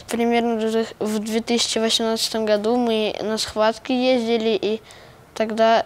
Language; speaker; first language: Russian; non-native, local second language; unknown